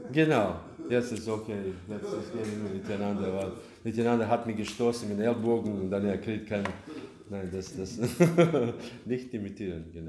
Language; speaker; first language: German; non-native, learner; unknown